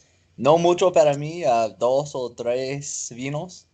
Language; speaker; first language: Spanish; non-native, learner; English